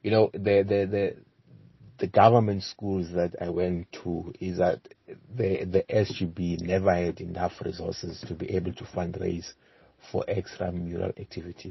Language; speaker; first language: English; non-native, local second language; Xhosa